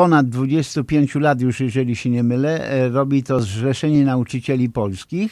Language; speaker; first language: Polish; native; Polish